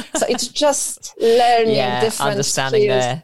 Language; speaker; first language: English; non-native, fluent; Polish